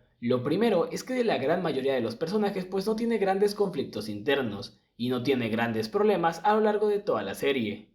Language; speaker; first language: Spanish; native; Spanish